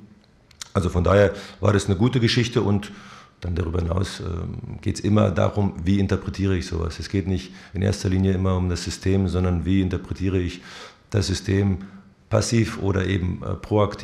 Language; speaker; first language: German; native; German